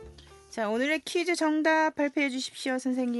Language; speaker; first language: Korean; native; Korean